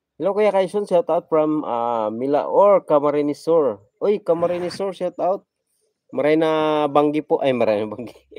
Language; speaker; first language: Filipino; non-native, local second language; Cebuano